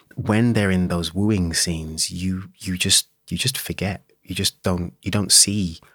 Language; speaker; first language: English; native; English